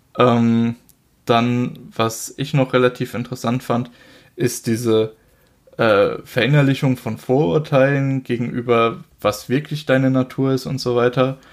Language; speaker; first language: German; native; German